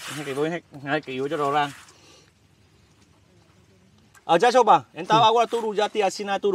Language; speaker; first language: Portuguese; non-native, learner; Vietnamese